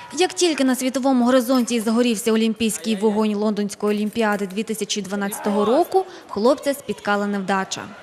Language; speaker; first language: Ukrainian; native; Ukrainian